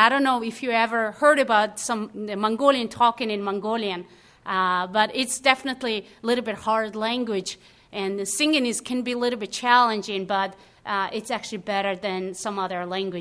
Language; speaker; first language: English; non-native, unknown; Mongolian